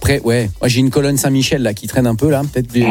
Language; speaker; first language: French; native; French